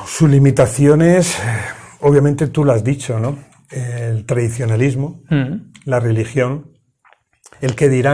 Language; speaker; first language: Spanish; native; Spanish